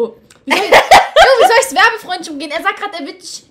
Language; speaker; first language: German; early bilingual, other home language; Albanian